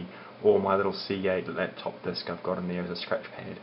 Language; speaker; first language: English; native; English